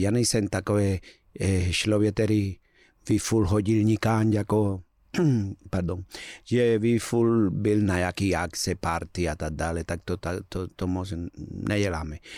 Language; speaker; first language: Czech; non-native, fluent; Spanish